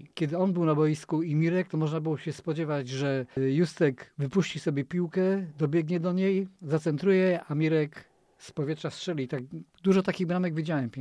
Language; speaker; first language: Polish; native; Polish